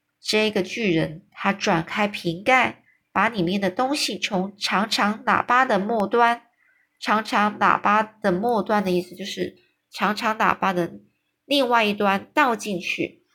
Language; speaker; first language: Chinese; native; Chinese